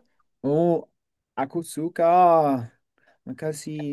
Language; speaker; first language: Indonesian; non-native, learner; English